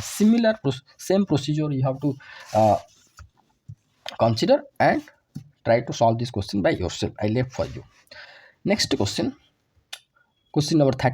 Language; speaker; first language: English; non-native, local second language; Odia